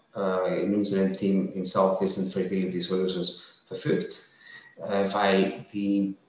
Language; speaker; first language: German; non-native, fluent; Greek